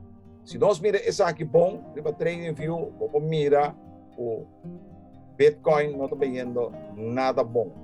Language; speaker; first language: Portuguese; non-native, learner; Papiamento